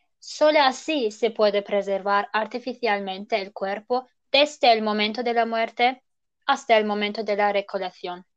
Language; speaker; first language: Spanish; non-native, learner; German